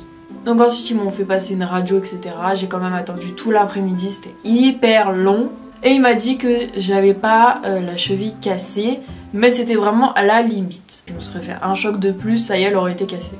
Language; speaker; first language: French; native; French